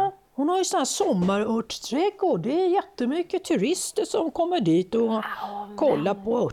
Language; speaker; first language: Swedish; native; Swedish